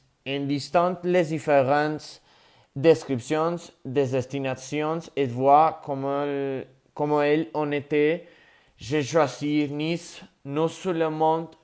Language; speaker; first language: French; non-native, learner; Spanish